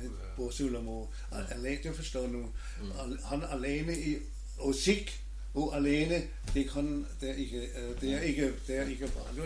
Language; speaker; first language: Danish; non-native, learner; German